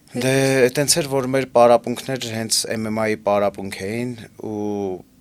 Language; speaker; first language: Armenian; early bilingual, heritage; Armenian